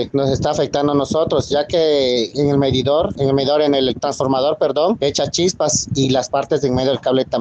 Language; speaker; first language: Spanish; native; Spanish